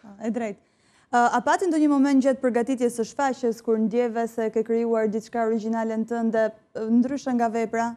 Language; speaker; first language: Albanian; native; Albanian